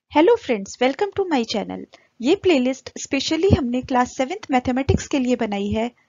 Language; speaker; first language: Hindi; native; Hindi